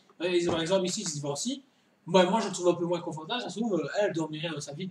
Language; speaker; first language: French; native; French